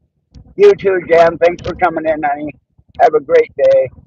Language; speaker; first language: English; native; English